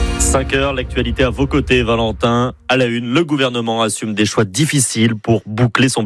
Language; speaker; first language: French; native; French